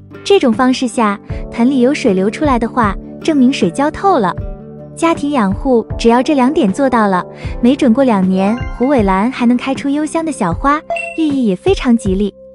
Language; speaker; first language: Chinese; native; Chinese